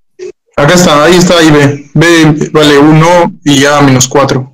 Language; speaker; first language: Spanish; native; Spanish